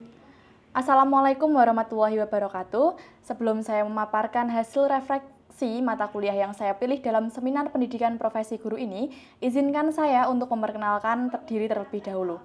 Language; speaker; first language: Indonesian; native; Indonesian